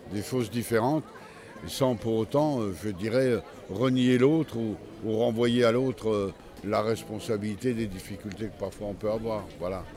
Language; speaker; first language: French; native; French